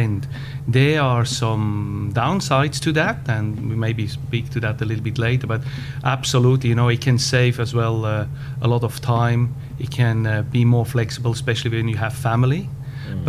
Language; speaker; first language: English; non-native, fluent; German